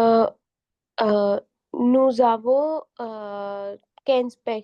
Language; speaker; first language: French; non-native, learner; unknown